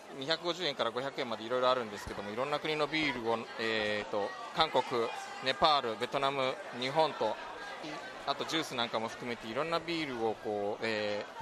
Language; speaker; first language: Japanese; native; Japanese